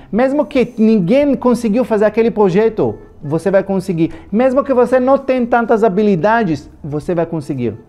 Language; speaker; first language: Portuguese; non-native, fluent; Hebrew